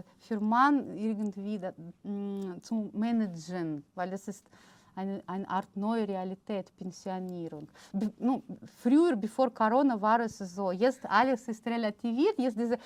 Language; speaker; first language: German; non-native, fluent; Russian